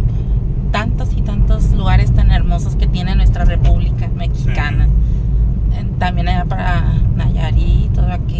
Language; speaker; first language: Spanish; native; Spanish